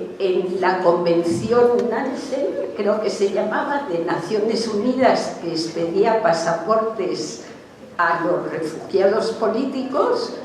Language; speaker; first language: Spanish; early bilingual, other home language; Hungarian